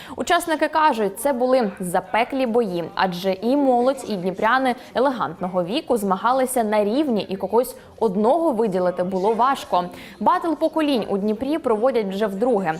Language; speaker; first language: Ukrainian; native; Ukrainian